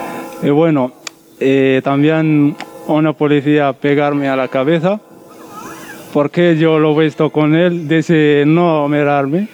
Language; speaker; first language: Spanish; non-native, learner; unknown